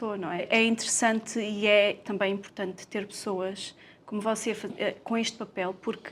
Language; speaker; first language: Portuguese; native; Portuguese